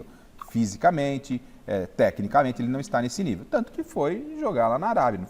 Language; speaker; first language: Portuguese; native; Portuguese